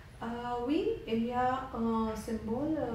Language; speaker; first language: French; non-native, learner; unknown